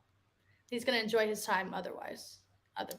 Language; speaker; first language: English; native; English